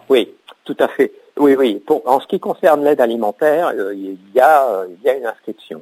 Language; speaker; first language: French; native; French